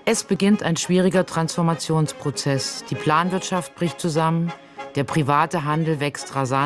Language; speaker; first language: German; native; German